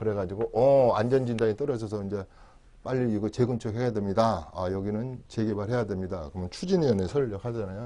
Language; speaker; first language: Korean; native; Korean